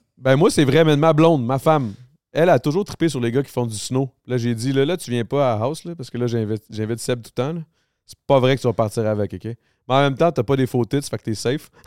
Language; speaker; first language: French; native; French